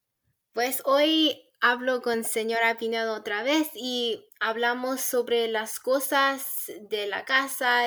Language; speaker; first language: Spanish; non-native, learner; English